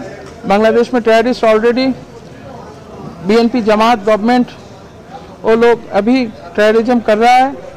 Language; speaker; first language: Hindi; non-native, local second language; Bangla